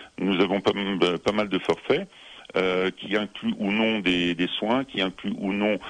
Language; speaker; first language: French; native; French